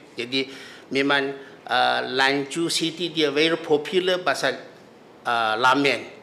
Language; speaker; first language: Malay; non-native, fluent; Chinese